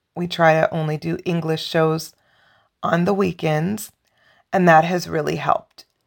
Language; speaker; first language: English; native; English